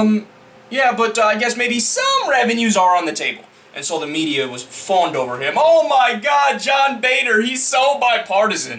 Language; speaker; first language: English; native; English